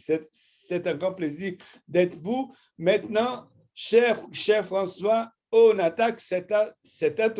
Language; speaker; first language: French; non-native, fluent; Portuguese